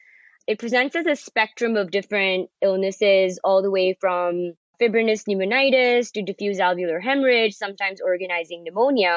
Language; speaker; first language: English; non-native, local second language; Urdu